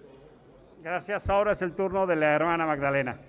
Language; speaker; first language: Spanish; native; Spanish